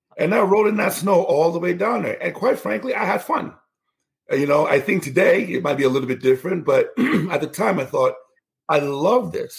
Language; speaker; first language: English; non-native, local second language; Igbo